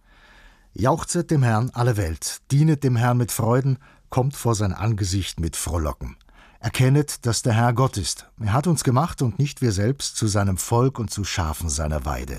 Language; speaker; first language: German; native; German